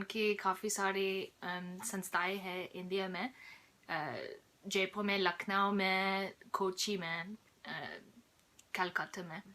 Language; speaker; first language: Hindi; non-native, fluent; English